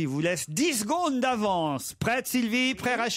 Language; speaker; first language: French; native; French